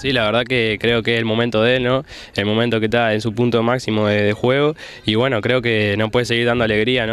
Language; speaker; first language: Spanish; native; Spanish